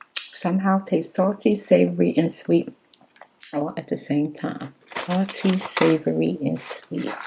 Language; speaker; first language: English; native; English